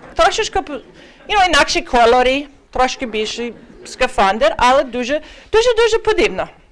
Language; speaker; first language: Ukrainian; early bilingual, heritage; Ukrainian